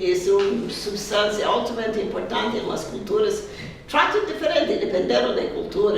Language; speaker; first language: Spanish; non-native, fluent; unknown